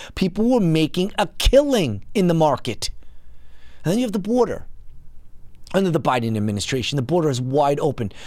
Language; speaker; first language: English; native; English